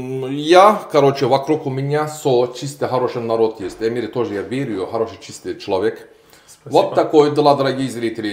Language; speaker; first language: Russian; non-native, learner; Turkish